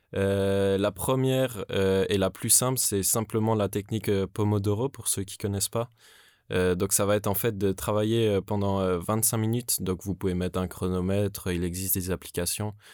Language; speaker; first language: French; native; French